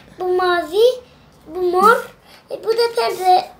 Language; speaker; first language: Turkish; early bilingual, heritage; Turkish